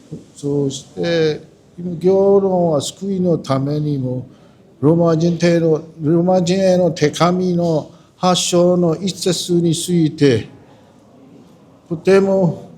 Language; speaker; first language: Japanese; non-native, learner; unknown